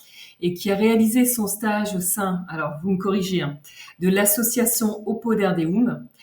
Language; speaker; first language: French; native; French